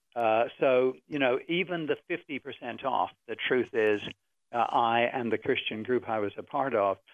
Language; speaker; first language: English; native; English